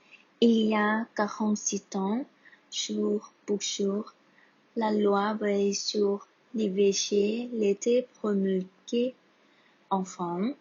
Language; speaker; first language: French; non-native, learner; Thai